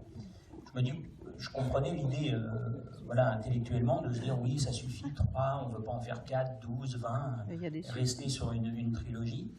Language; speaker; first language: French; native; French